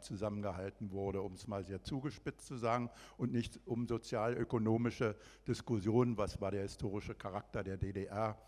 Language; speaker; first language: German; native; German